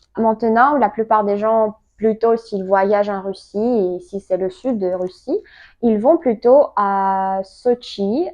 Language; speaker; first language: French; non-native, learner; Russian